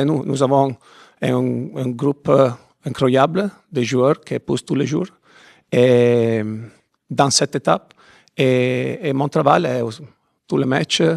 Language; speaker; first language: French; non-native, fluent; Italian